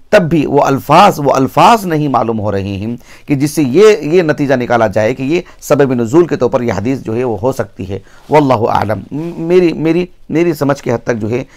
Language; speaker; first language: Urdu; native; Urdu